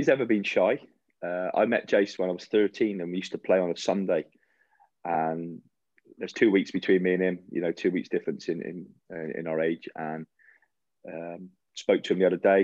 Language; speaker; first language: English; native; English